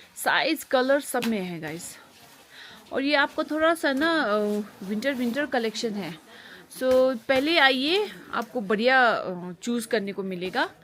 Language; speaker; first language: Hindi; non-native, local second language; Nepali